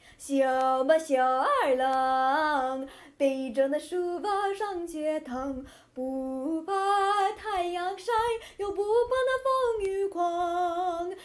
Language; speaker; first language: Chinese; non-native, fluent; English